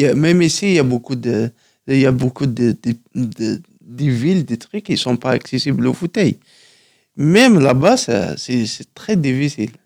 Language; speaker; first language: French; non-native, local second language; Kabyle